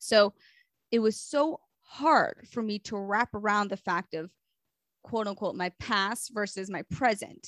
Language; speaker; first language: English; native; English